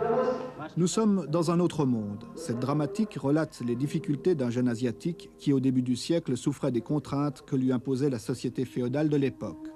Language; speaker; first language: French; native; French